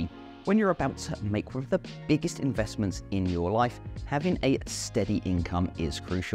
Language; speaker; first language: English; native; English